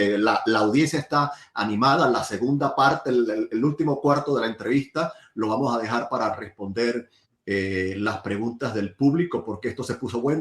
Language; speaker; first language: Spanish; native; Spanish